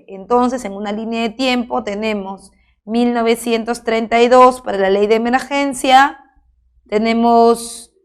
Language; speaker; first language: Spanish; native; Spanish